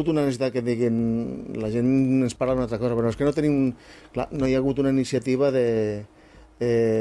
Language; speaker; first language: Catalan; native; Catalan